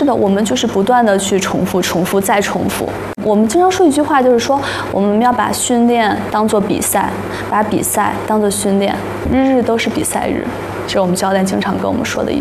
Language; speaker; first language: Chinese; native; Chinese